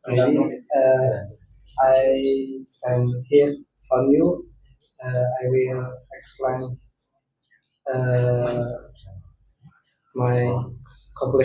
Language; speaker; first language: English; non-native, learner; Indonesian